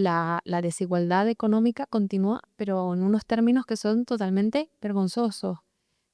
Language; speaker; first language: Spanish; native; Spanish